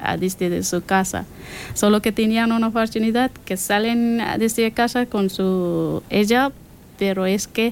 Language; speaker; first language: Spanish; non-native, learner; Persian